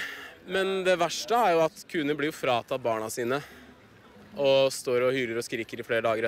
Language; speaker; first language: Norwegian; native; Norwegian